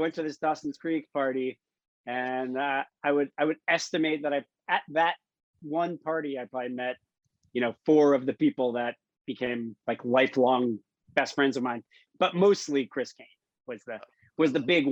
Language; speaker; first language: English; native; English